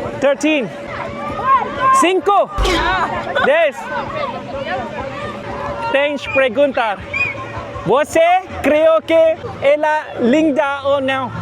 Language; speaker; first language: Portuguese; non-native, learner; Thai